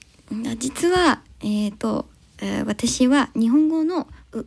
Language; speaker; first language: Japanese; non-native, learner; English